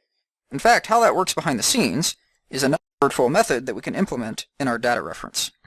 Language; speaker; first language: English; native; English